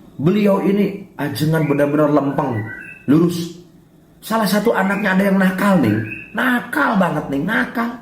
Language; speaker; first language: Indonesian; non-native, local second language; Sundanese